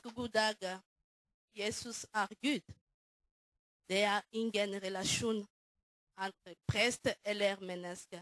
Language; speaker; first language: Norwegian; non-native, learner; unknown